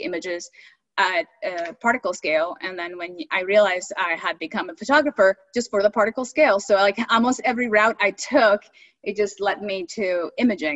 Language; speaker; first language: English; early bilingual, other home language; Spanish